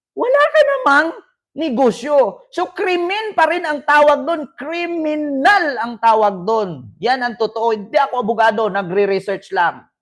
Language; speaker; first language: Filipino; native; Filipino